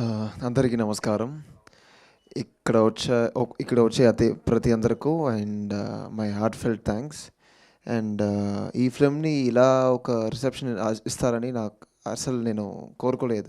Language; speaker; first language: Telugu; non-native, local second language; Tamil